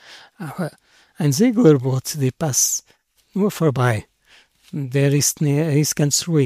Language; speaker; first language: German; non-native, learner; Portuguese